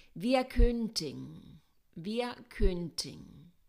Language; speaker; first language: German; non-native, fluent; Spanish